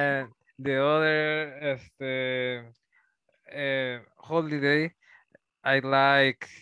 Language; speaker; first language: English; non-native, learner; Spanish